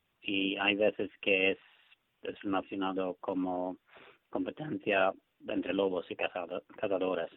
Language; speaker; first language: Spanish; non-native, fluent; Swedish